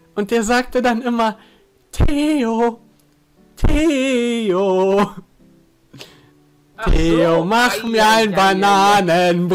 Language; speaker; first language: German; native; German